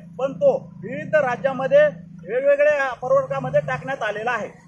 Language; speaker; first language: Marathi; non-native, local second language; Lambadi